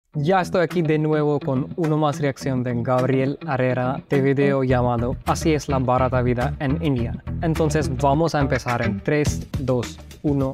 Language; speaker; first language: Spanish; non-native, fluent; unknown